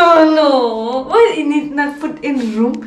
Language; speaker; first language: English; non-native, learner; Indonesian